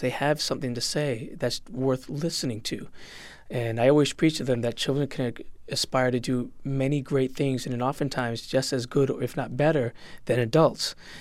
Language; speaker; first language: English; native; English